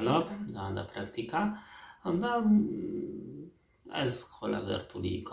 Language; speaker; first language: Georgian; non-native, learner; Polish